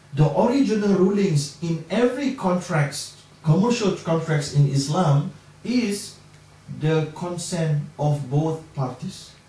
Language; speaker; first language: English; non-native, local second language; Malay